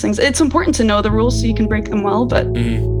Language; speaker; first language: English; native; English